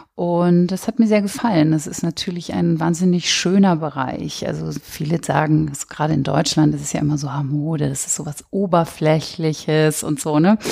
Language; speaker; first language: German; native; German